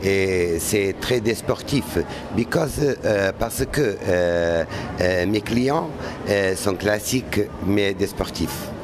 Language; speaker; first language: French; non-native, learner; Portuguese